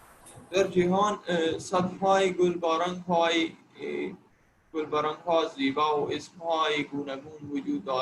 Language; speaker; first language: Persian; non-native, learner; Urdu